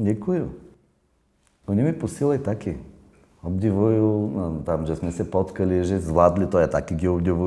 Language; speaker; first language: Czech; non-native, fluent; Bulgarian